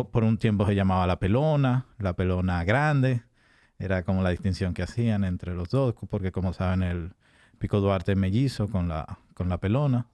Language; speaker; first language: Spanish; native; Spanish